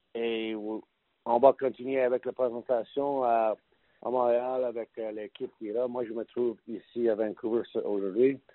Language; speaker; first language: French; non-native, learner; English